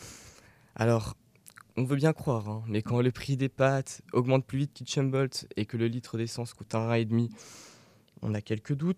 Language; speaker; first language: French; native; French